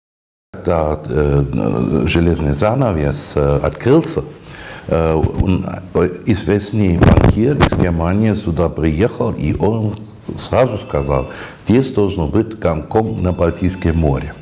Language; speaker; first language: Russian; non-native, fluent; German